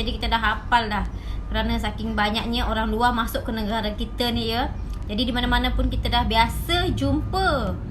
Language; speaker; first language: Malay; native; Malay